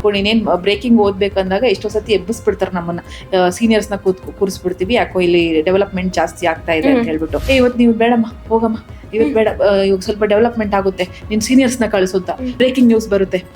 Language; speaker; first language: Kannada; native; Kannada